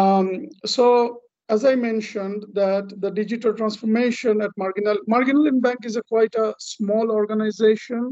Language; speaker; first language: English; non-native, local second language; Bangla